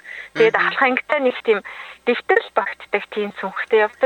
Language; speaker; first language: Mongolian; native; Mongolian